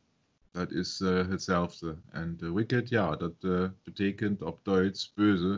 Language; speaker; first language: Dutch; non-native, fluent; German